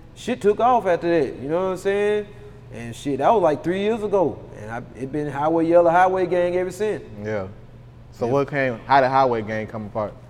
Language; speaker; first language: English; native; English